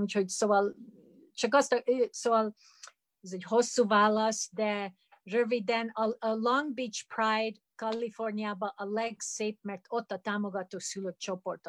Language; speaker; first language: Hungarian; early bilingual, heritage; Hungarian